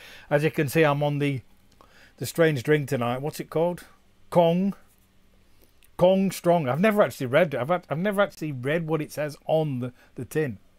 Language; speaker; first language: English; native; English